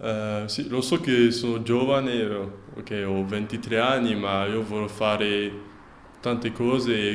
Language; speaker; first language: Italian; non-native, fluent; French